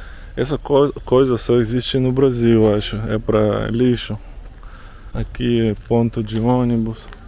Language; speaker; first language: Portuguese; non-native, learner; Russian